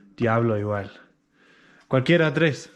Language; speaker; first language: Spanish; non-native, learner; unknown